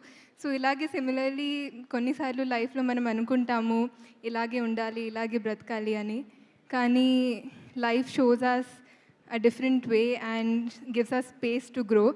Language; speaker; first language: Telugu; non-native, fluent; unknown